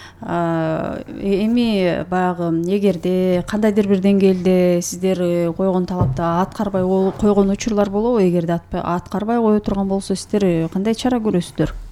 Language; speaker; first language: Kyrgyz; native; Kyrgyz